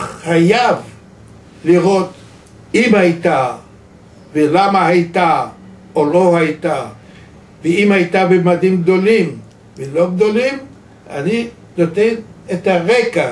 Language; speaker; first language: Hebrew; non-native, fluent; Yiddish